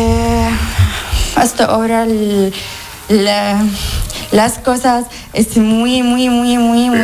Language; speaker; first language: Spanish; non-native, learner; Arabic